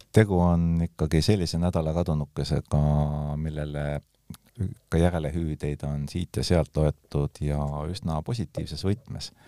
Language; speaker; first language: Estonian; native; Estonian